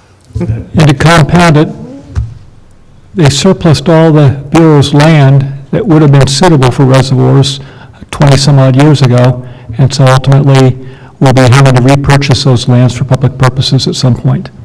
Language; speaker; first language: English; native; English